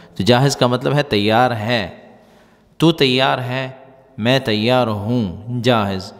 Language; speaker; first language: Urdu; non-native, local second language; Pashto